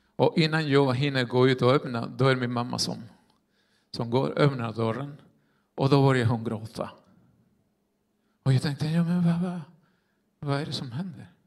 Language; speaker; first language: Swedish; non-native, fluent; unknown